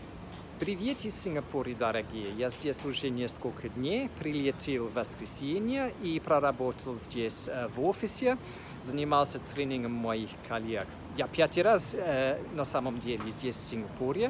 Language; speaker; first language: Russian; non-native, fluent; English